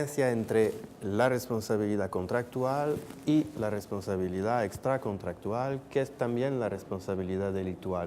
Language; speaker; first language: Spanish; non-native, fluent; French